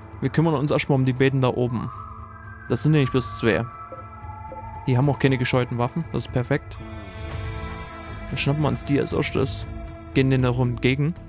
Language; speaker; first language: German; native; German